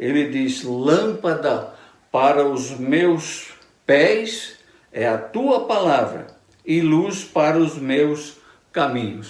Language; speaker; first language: Portuguese; native; Portuguese